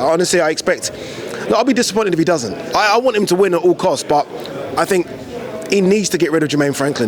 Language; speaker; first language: English; native; English